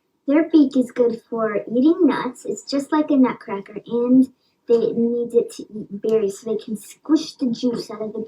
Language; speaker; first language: English; native; English